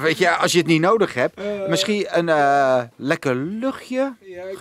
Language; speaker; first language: Dutch; native; Dutch